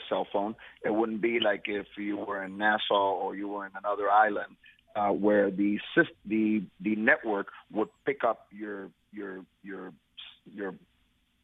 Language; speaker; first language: English; native; English